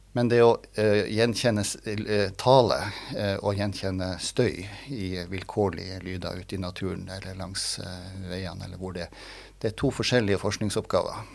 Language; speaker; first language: Norwegian; native; Norwegian